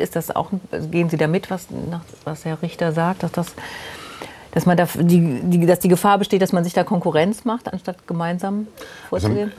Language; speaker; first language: German; native; German